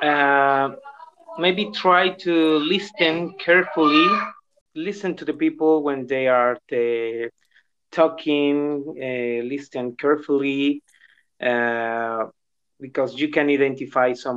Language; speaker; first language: English; non-native, learner; Spanish